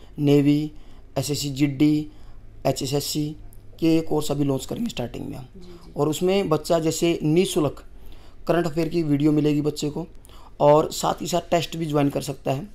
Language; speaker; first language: Hindi; native; Hindi